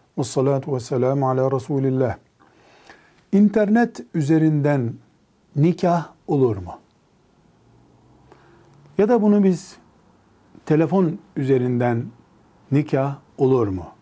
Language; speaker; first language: Turkish; native; Turkish